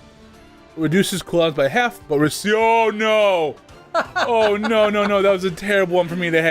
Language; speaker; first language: English; native; English